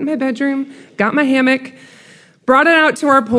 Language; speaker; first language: English; native; English